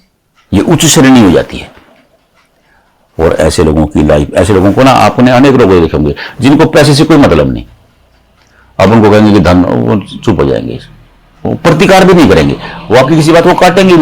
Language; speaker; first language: Hindi; native; Hindi